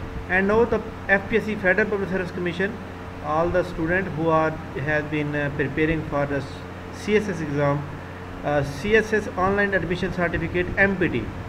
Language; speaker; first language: English; non-native, local second language; Urdu